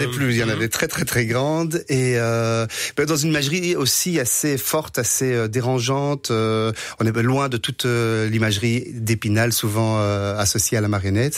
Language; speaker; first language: French; native; French